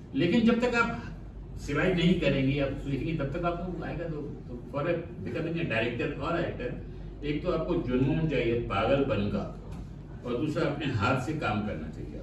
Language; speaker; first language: Hindi; non-native, local second language; Sindhi